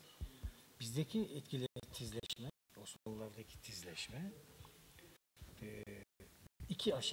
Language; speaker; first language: Turkish; native; Turkish